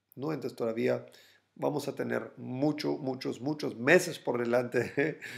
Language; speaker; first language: Spanish; non-native, fluent; German